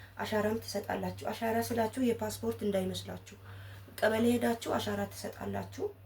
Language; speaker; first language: Amharic; native; Amharic